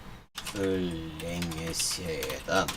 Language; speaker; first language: Swedish; non-native, learner; English